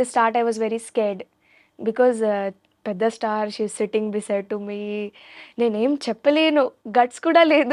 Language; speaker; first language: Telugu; non-native, local second language; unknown